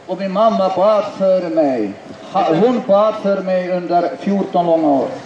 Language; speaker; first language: Swedish; non-native, fluent; Finnish